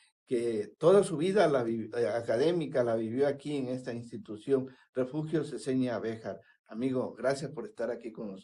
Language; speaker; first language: Spanish; native; Spanish